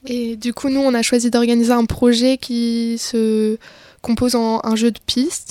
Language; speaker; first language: French; native; French